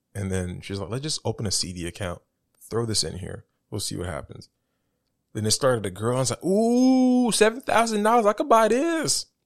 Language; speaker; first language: English; native; English